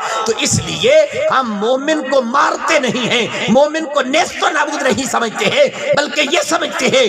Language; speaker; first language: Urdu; non-native, local second language; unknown